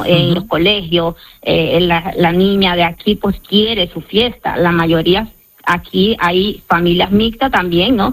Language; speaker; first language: Spanish; native; Spanish